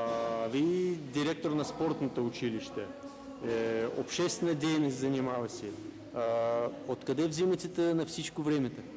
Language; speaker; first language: Bulgarian; non-native, learner; Russian